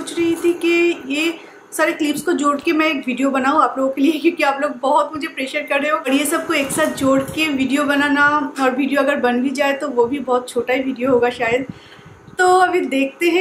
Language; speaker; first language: Hindi; non-native, local second language; Bangla